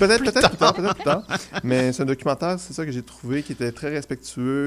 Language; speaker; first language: French; native; French